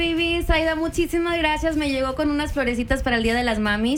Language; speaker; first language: Spanish; native; Spanish